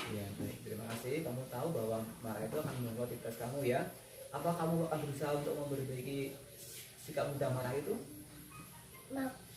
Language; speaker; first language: Indonesian; non-native, local second language; Javanese